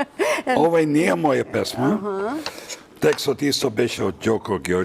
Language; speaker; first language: Macedonian; non-native, fluent; Dutch